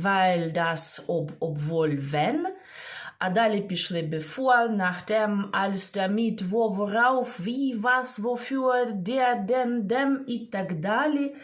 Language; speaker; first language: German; non-native, fluent; Ukrainian